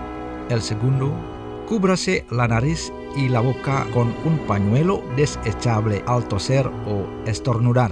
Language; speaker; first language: Spanish; non-native, fluent; Indonesian